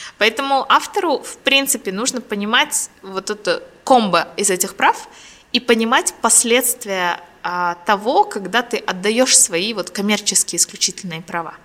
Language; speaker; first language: Russian; native; Russian